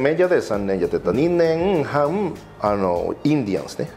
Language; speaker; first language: Japanese; non-native, learner; Spanish